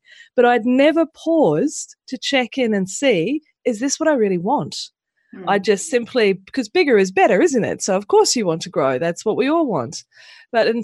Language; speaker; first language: English; native; English